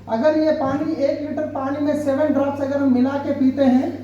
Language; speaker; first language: Hindi; non-native, local second language; Telugu